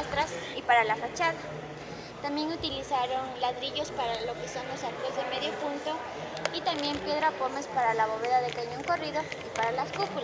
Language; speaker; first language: Spanish; native; Spanish